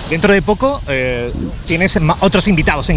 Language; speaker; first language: Spanish; native; Spanish